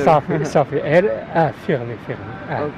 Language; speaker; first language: French; non-native, learner; Arabic